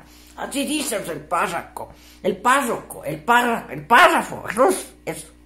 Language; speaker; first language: Spanish; native; Spanish